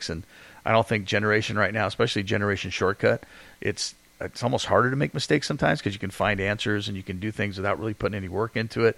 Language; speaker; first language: English; native; English